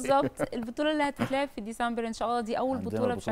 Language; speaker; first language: Arabic; native; Arabic